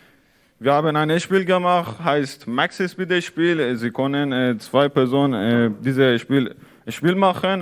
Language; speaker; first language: German; non-native, learner; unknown